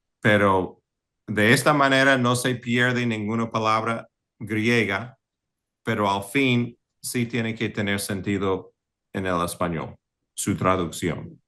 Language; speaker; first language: Spanish; non-native, fluent; English